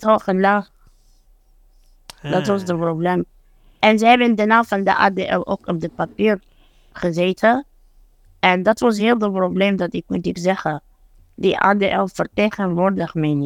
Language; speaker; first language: Dutch; non-native, fluent; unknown